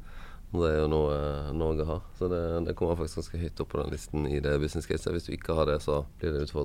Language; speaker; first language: Norwegian; native; Norwegian